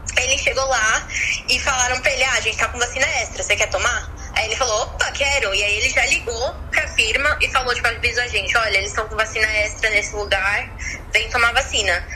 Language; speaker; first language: Portuguese; native; Portuguese